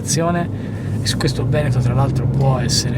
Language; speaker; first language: Italian; native; Italian